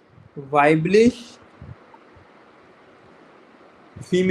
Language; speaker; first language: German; non-native, fluent; Hindi